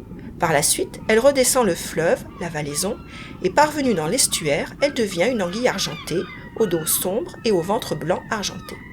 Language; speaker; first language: French; native; French